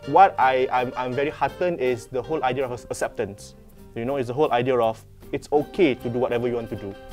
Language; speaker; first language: English; non-native, local second language; Malay